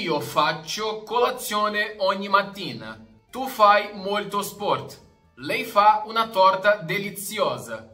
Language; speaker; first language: Italian; non-native, fluent; Portuguese